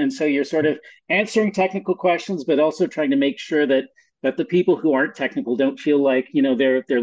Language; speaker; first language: English; native; English